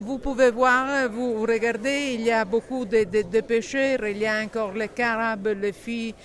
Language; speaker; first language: French; non-native, fluent; Italian